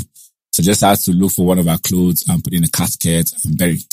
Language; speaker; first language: English; non-native, local second language; Igbo